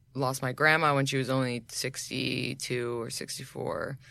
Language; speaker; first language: English; native; English